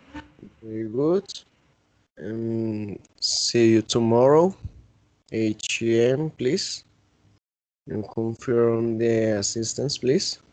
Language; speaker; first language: English; non-native, learner; Spanish